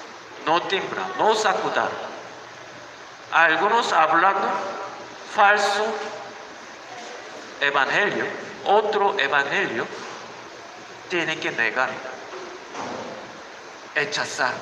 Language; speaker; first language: Spanish; non-native, learner; Korean